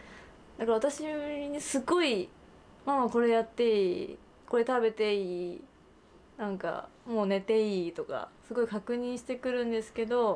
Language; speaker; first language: Japanese; native; Japanese